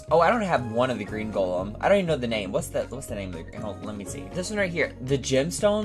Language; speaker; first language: English; native; English